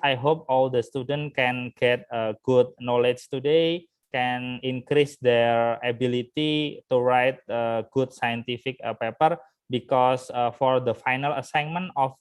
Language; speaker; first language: English; non-native, fluent; Indonesian